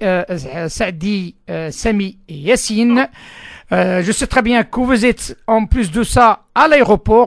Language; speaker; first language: French; non-native, local second language; Arabic